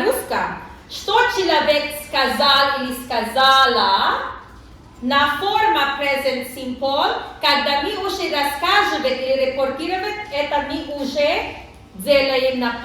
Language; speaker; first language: Russian; non-native, learner; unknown